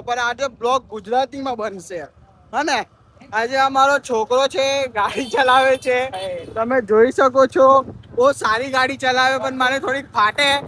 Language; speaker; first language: Gujarati; native; Gujarati